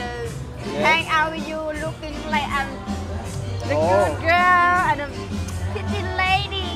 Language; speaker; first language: English; non-native, learner; Thai